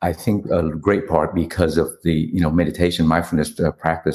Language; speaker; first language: English; non-native, fluent; Vietnamese